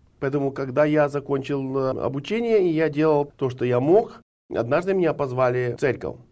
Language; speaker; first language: Russian; non-native, local second language; Ukrainian